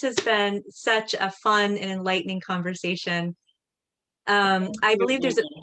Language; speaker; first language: English; native; English